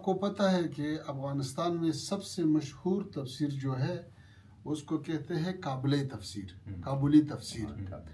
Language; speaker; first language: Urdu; non-native, fluent; Pashto